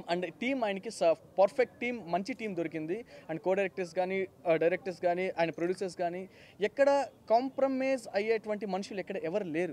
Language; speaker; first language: Telugu; native; Telugu